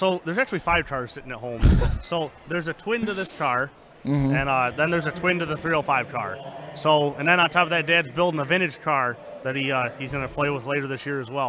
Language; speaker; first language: English; native; English